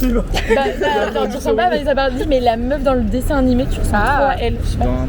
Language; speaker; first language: French; native; French